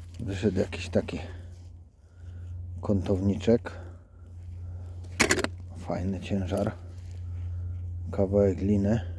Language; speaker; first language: Polish; native; Polish